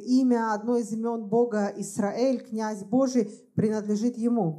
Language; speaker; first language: Russian; native; Russian